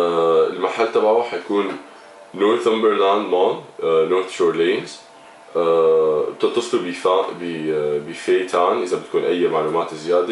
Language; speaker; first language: Arabic; native; Arabic